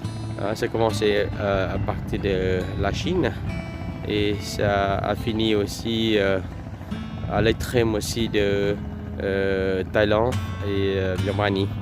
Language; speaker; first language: French; non-native, fluent; Vietnamese